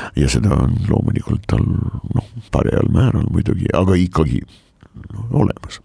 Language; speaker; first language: Estonian; non-native, local second language; Russian